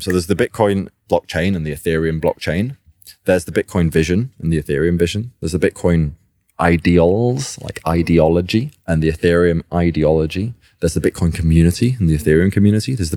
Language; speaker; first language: English; native; English